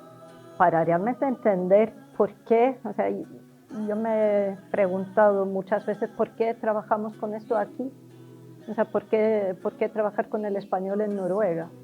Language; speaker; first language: Spanish; non-native, fluent; Norwegian